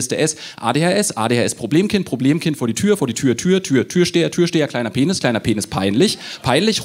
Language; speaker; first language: German; native; German